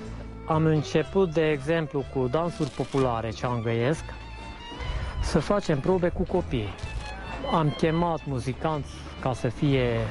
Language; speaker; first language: Romanian; non-native, local second language; Hungarian